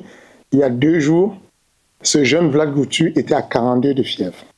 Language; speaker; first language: French; native; French